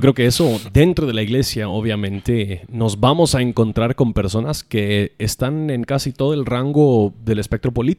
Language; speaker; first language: Spanish; non-native, fluent; English